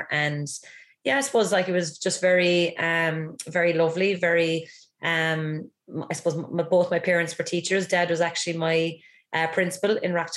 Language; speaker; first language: English; native; English